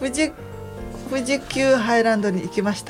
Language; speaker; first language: Japanese; native; Japanese